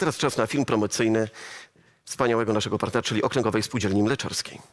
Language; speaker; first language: Polish; native; Polish